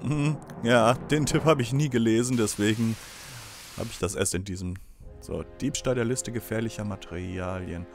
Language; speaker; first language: German; native; German